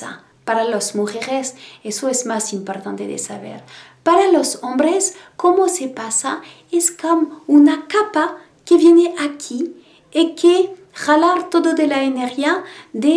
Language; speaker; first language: Spanish; non-native, learner; French